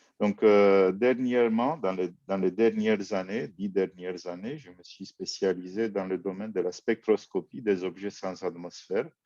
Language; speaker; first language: French; non-native, fluent; Romanian